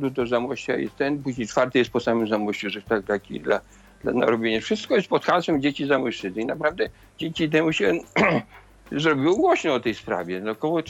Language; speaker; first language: Polish; native; Polish